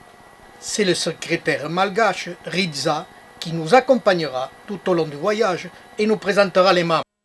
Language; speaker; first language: French; native; French